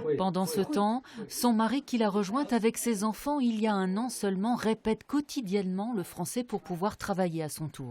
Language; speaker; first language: French; native; French